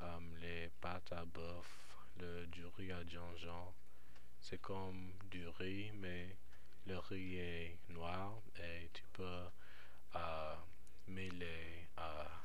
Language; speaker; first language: French; non-native, learner; English